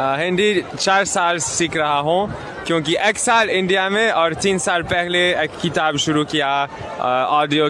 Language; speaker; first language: Hindi; non-native, learner; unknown